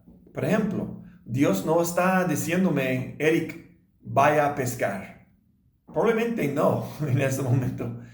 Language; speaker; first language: Spanish; non-native, learner; English